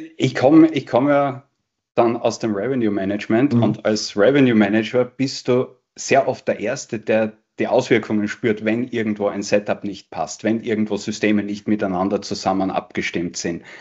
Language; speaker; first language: German; native; German